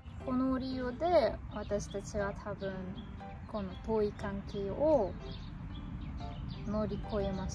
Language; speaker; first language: Japanese; non-native, learner; German